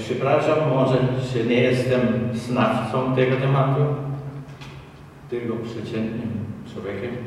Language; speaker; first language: Polish; non-native, learner; German